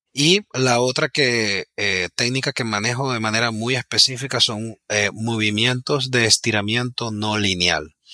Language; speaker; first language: Spanish; native; Spanish